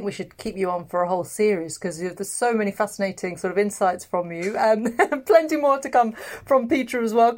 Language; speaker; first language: English; native; English